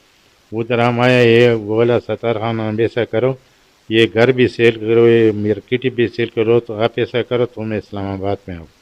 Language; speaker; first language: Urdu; non-native, local second language; Pashto